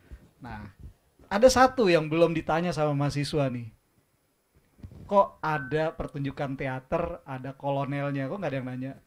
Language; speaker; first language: Indonesian; native; Indonesian